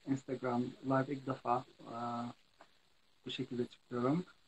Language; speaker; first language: Turkish; non-native, fluent; Arabic